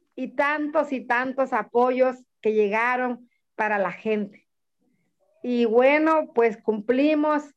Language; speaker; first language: Spanish; native; Spanish